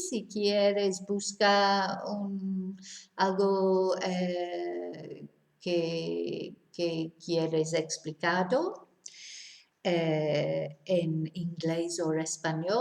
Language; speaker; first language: Spanish; non-native, fluent; English